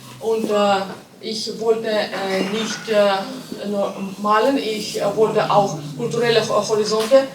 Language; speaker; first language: German; non-native, learner; Ukrainian